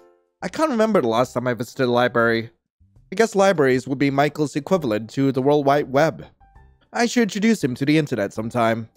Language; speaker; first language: English; native; English